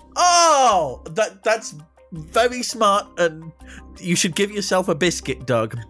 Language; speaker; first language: English; native; English